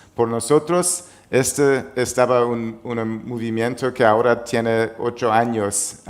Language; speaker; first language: Spanish; non-native, learner; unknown